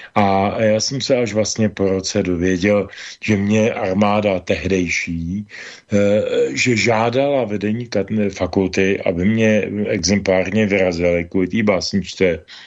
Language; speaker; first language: Czech; native; Czech